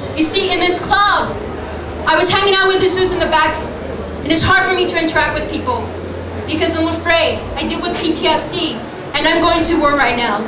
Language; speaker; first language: English; native; English